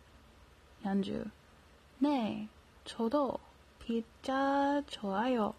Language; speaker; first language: Korean; non-native, learner; English